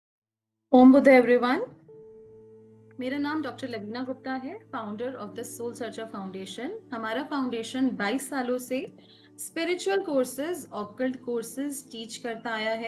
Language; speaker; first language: Hindi; native; Hindi